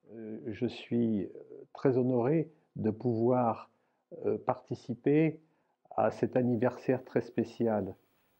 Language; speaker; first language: French; early bilingual, heritage; French